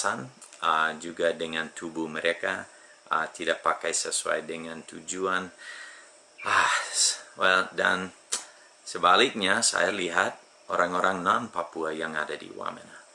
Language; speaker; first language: Indonesian; non-native, fluent; English